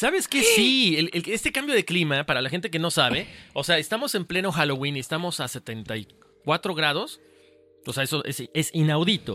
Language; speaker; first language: Spanish; native; Spanish